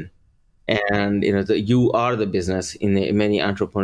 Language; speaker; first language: English; early bilingual, other home language; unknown